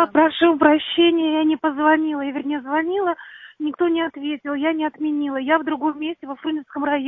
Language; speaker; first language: Russian; native; Russian